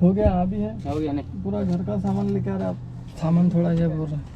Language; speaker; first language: Hindi; non-native, local second language; Telugu